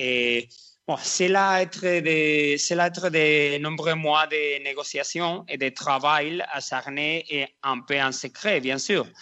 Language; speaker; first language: French; non-native, learner; Spanish